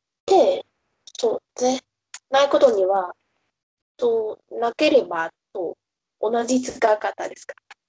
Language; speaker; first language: Japanese; non-native, fluent; Vietnamese